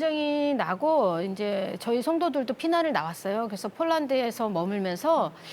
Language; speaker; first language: Korean; native; Korean